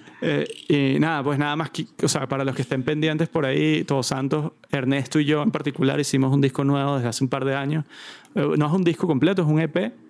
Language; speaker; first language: Spanish; native; Spanish